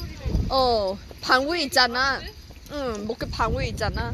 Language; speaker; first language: Korean; non-native, fluent; Cantonese